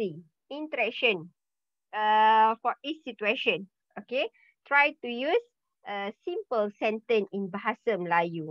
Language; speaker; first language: English; non-native, learner; Malay